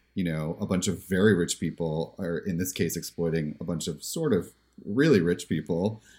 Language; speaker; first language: English; native; English